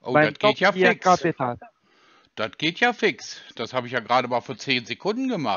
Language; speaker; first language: German; native; German